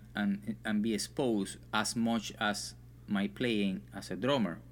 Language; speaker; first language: English; non-native, fluent; Spanish